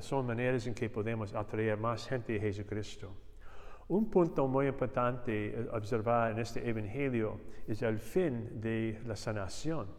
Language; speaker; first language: Spanish; non-native, learner; English